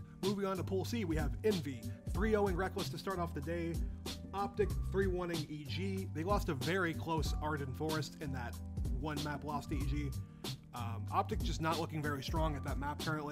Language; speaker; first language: English; native; English